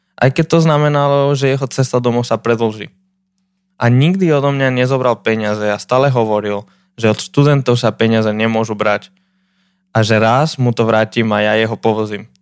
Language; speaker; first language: Slovak; native; Slovak